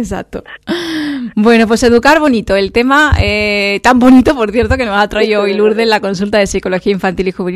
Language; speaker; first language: Spanish; native; Spanish